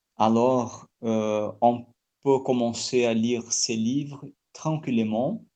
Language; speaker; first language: French; non-native, fluent; Portuguese